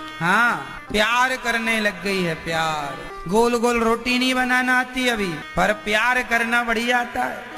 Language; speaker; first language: Hindi; native; Hindi